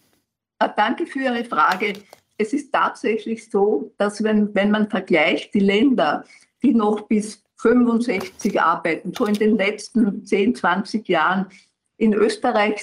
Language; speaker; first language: German; native; German